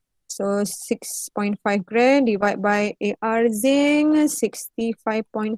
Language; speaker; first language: English; non-native, local second language; Malay